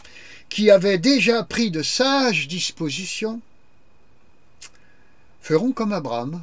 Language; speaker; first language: French; native; French